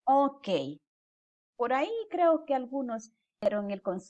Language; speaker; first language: Spanish; native; Spanish